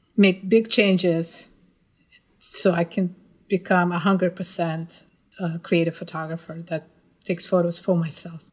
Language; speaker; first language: English; non-native, fluent; Russian